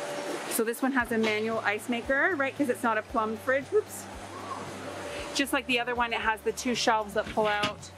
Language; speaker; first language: English; native; English